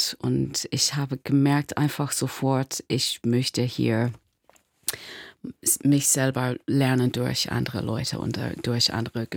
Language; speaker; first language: German; non-native, learner; English